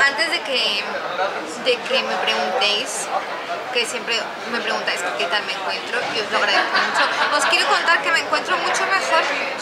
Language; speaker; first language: Spanish; native; Spanish